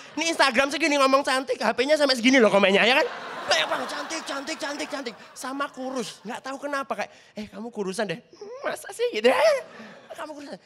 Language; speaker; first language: Indonesian; native; Indonesian